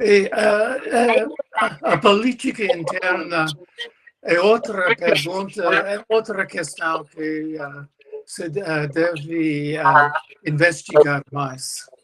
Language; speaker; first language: Portuguese; non-native, learner; English